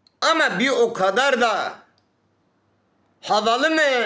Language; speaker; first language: Turkish; native; Turkish